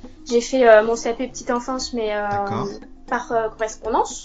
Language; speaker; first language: French; native; French